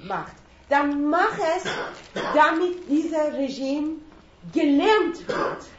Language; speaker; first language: German; non-native, fluent; Persian